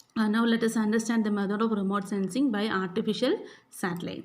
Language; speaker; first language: English; non-native, local second language; Malayalam